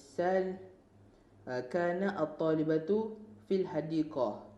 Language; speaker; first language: Arabic; non-native, learner; Malay